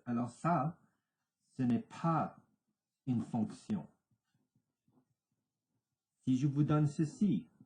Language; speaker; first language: French; non-native, local second language; English